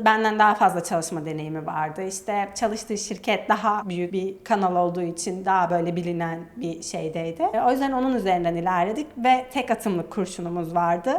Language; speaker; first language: Turkish; native; Turkish